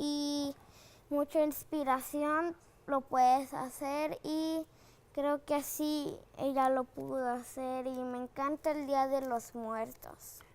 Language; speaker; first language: Spanish; early bilingual, other home language; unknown